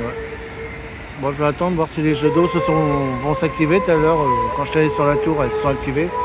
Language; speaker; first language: French; native; French